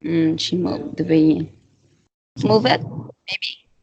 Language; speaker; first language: English; non-native, learner; Spanish